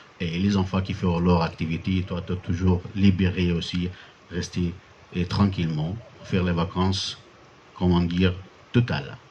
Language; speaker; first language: French; non-native, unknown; Arabic